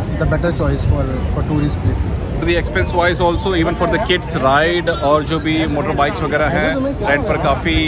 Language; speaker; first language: Hindi; native; Hindi